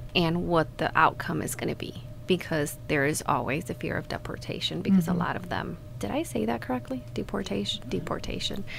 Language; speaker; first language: English; non-native, fluent; Spanish